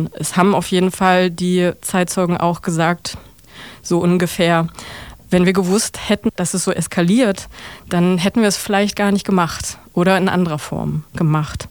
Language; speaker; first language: German; native; German